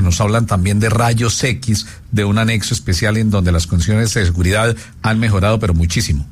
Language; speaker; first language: Spanish; native; Spanish